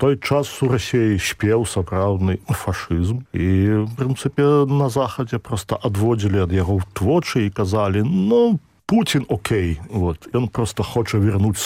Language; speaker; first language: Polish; non-native, learner; Belarusian